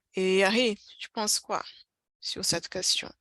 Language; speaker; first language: French; non-native, fluent; Portuguese